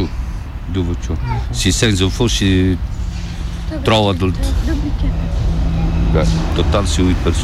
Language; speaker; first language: French; non-native, learner; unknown